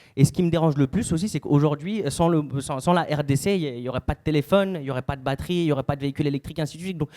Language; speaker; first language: French; native; French